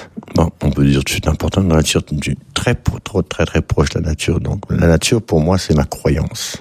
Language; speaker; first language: French; native; French